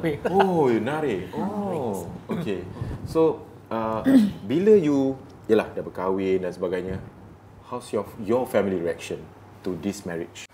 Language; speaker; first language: Malay; native; Malay